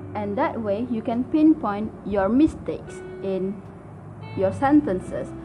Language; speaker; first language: English; non-native, local second language; Malay